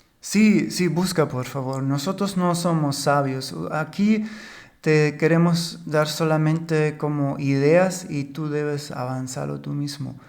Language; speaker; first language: Spanish; non-native, fluent; German